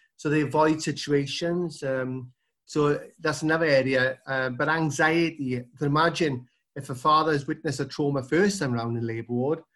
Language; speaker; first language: English; native; English